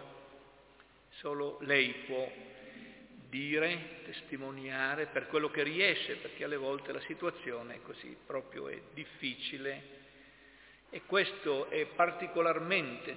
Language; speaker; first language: Italian; native; Italian